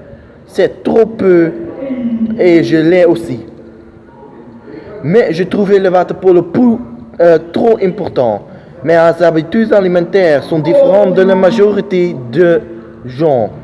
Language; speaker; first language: French; non-native, learner; Dutch